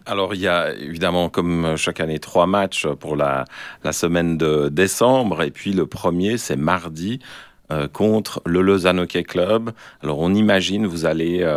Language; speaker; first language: French; native; French